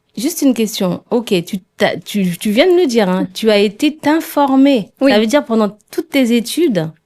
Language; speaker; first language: French; early bilingual, other home language; Haitian Creole